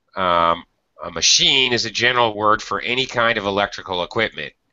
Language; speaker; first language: English; native; English